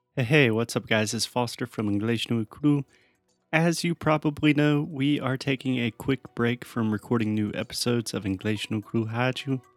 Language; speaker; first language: English; native; English